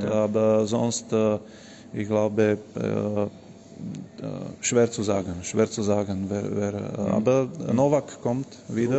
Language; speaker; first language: German; non-native, learner; Slovak